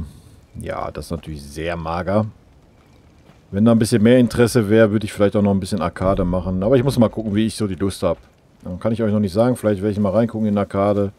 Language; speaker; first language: German; native; German